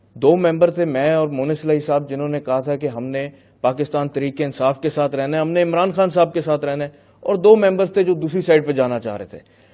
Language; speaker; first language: Urdu; non-native, local second language; Punjabi